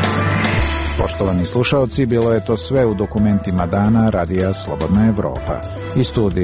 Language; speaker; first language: Serbian; native; Serbian